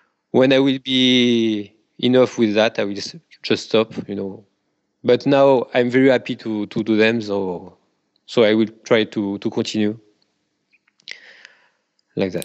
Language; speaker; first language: English; non-native, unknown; French